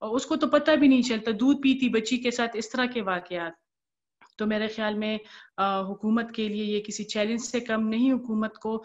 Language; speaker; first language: Urdu; non-native, local second language; Pashto